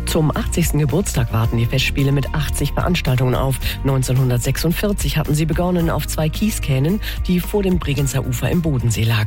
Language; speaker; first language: German; native; German